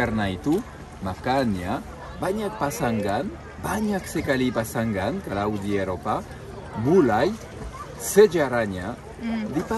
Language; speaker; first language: Indonesian; non-native, fluent; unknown